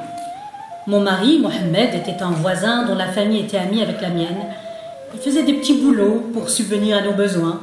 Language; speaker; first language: French; non-native, local second language; Arabic